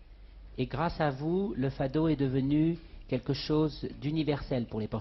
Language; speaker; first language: French; native; French